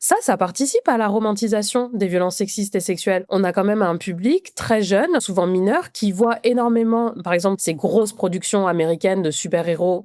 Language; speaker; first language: French; native; French